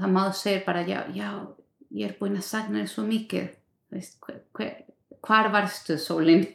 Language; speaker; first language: Icelandic; non-native, learner; Spanish